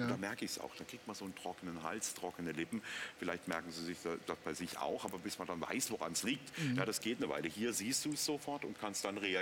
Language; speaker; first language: German; native; German